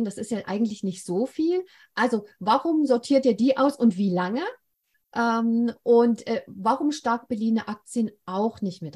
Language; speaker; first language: German; native; German